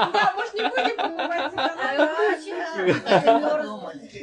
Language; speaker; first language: Russian; native; Russian